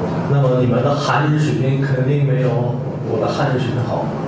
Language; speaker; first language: Chinese; non-native, fluent; Korean